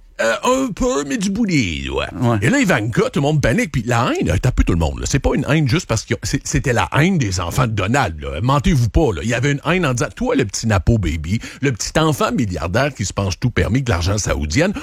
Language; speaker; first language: French; native; French